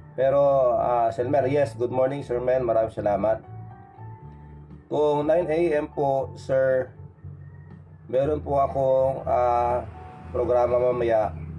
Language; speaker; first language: Filipino; non-native, local second language; Iloko